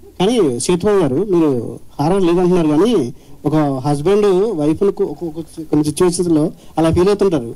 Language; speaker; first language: Telugu; native; Telugu